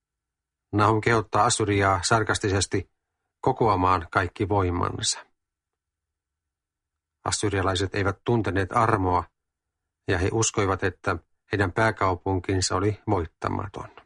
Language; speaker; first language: Finnish; native; Finnish